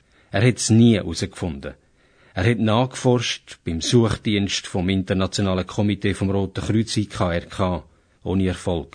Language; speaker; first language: German; native; German